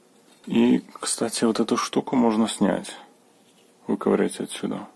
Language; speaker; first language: Russian; native; Russian